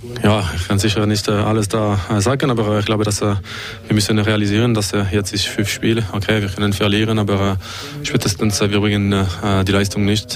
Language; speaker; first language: German; non-native, fluent; French